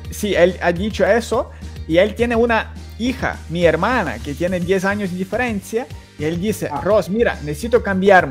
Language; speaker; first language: Spanish; non-native, learner; Ukrainian